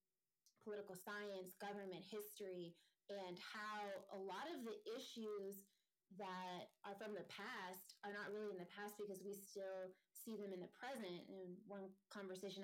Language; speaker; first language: English; native; English